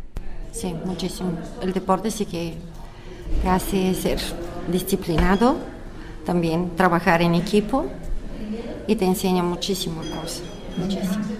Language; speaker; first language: Spanish; non-native, learner; Bulgarian